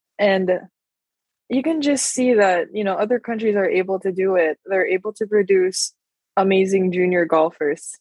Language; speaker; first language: English; non-native, local second language; Filipino